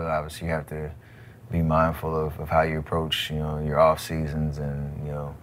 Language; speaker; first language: English; native; English